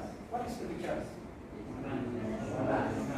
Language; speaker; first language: English; non-native, learner; Indonesian